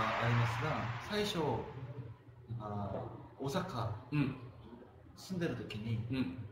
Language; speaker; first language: Japanese; non-native, fluent; Korean